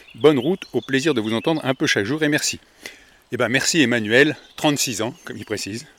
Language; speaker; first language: French; native; French